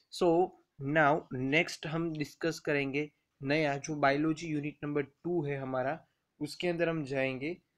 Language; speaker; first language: Hindi; non-native, local second language; Gujarati